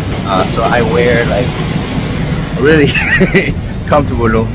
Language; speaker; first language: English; non-native, learner; Vietnamese